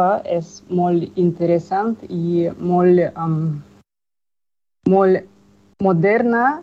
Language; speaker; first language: Catalan; non-native, learner; Spanish